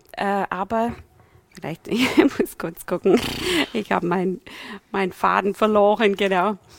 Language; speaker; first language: German; non-native, fluent; English